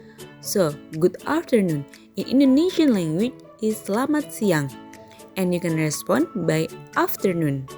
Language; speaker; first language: English; non-native, learner; Indonesian